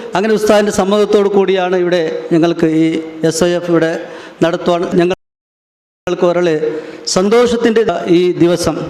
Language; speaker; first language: Malayalam; non-native, local second language; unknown